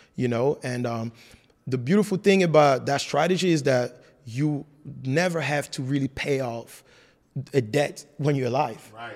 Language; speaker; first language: English; non-native, fluent; French